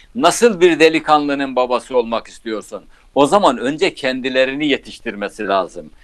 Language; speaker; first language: Turkish; native; Turkish